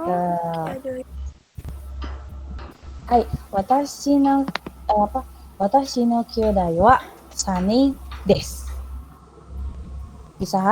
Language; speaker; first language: Japanese; non-native, fluent; Indonesian